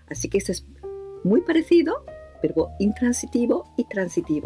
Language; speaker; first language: Spanish; non-native, fluent; Japanese